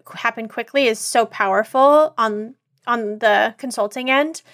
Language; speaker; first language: English; native; English